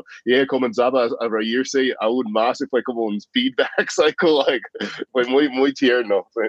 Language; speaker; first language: Spanish; non-native, fluent; English